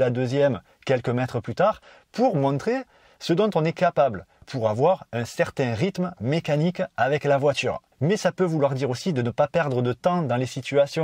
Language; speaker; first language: French; native; French